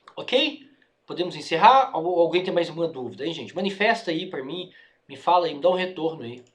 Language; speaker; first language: Portuguese; native; Portuguese